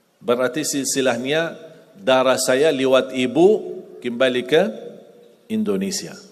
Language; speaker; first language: Indonesian; non-native, fluent; Arabic